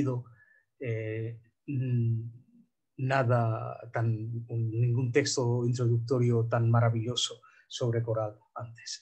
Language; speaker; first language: Spanish; non-native, fluent; Bangla